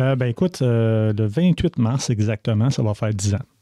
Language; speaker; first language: French; native; French